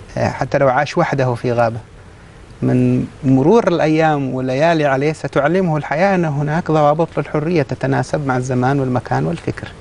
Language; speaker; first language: Arabic; native; Arabic